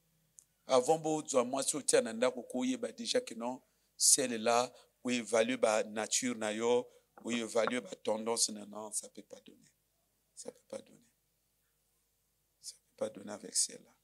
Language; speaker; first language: French; non-native, local second language; Lingala